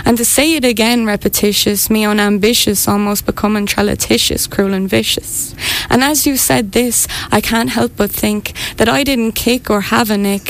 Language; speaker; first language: English; native; English